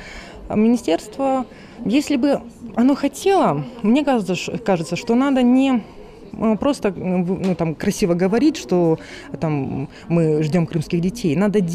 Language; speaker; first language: Russian; native; Russian